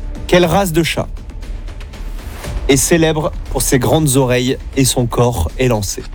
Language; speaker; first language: French; native; French